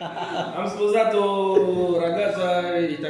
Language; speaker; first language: Italian; non-native, learner; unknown